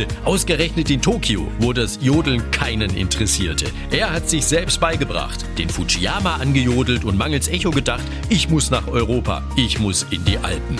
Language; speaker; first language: German; native; German